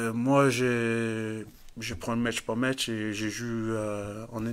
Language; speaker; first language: French; non-native, fluent; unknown